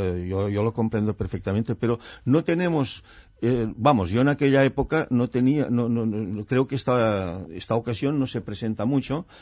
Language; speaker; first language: Spanish; non-native, local second language; Catalan